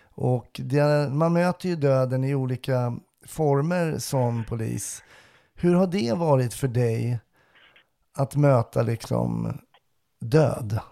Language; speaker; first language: Swedish; native; Swedish